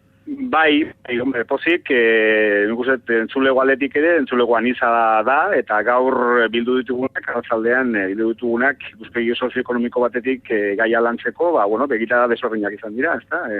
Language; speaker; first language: Basque; native; Basque